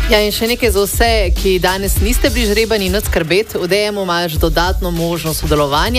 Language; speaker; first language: Slovenian; native; Slovenian